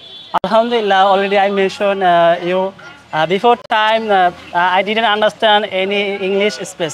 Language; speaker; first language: English; non-native, learner; Bangla